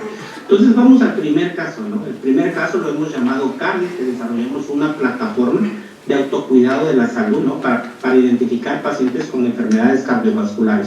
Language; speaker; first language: Spanish; native; Spanish